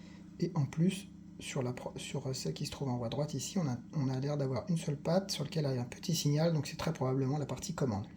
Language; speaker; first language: French; native; French